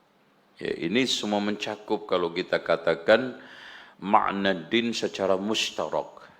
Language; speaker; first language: Indonesian; native; Indonesian